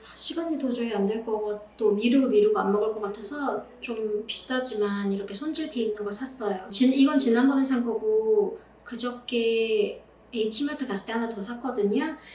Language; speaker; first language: Korean; native; Korean